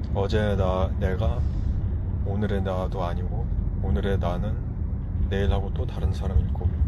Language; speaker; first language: Korean; early bilingual, heritage; Korean